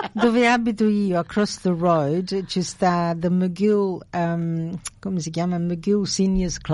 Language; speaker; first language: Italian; early bilingual, heritage; Italian